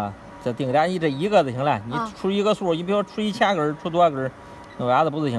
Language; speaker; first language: Chinese; native; Chinese